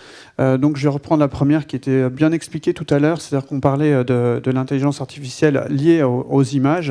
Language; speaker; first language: French; native; French